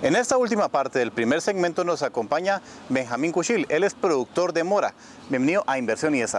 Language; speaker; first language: Spanish; native; Spanish